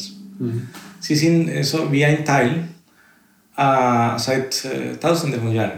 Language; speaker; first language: German; non-native, fluent; Spanish